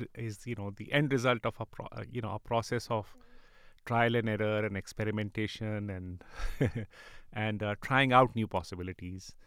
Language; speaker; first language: English; non-native, local second language; Urdu